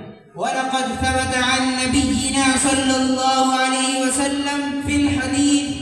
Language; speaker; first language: Arabic; non-native, learner; Urdu